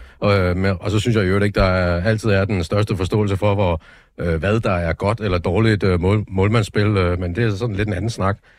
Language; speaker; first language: Danish; native; Danish